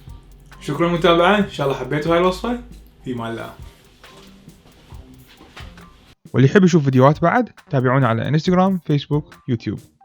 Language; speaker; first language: Arabic; native; Arabic